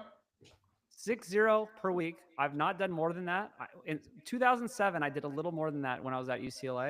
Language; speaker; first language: English; native; English